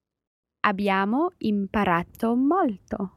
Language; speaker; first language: Italian; non-native, learner; English